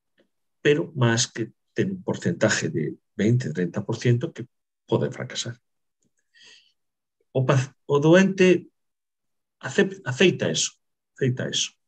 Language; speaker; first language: Spanish; native; Spanish